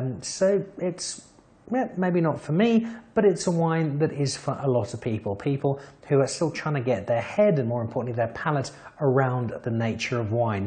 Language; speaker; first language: English; native; English